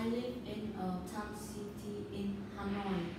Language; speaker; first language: English; non-native, learner; Vietnamese